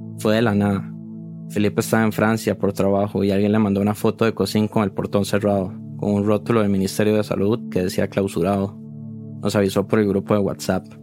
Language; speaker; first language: Spanish; native; Spanish